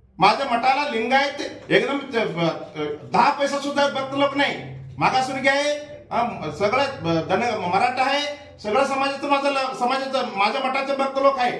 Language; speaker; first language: Marathi; non-native, local second language; Kannada